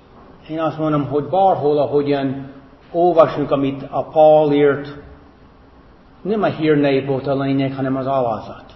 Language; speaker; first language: Hungarian; non-native, fluent; English